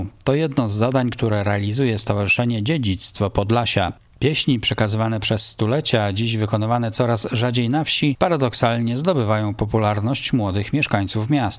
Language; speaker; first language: Polish; native; Polish